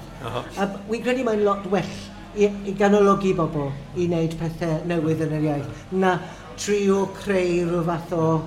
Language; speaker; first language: Welsh; non-native, fluent; English